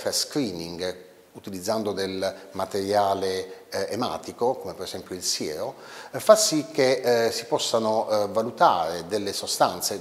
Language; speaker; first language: Italian; native; Italian